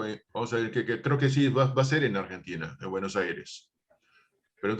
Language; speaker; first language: Spanish; native; Spanish